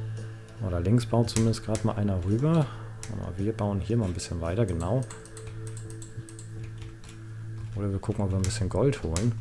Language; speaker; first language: German; native; German